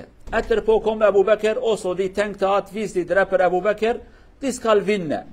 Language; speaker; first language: Norwegian; non-native, fluent; Kurdish